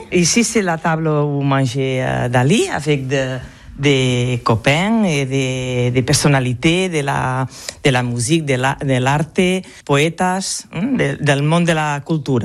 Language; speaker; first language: French; non-native, local second language; Catalan